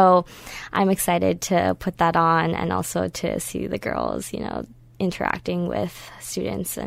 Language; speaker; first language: English; native; English